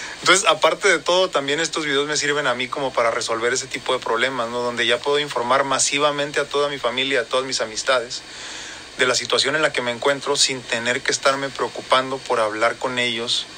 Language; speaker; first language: Spanish; native; Spanish